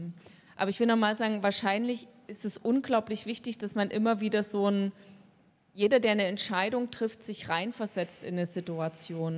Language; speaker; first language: German; native; German